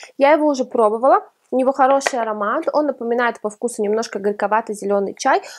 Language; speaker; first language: Russian; early bilingual, heritage; Russian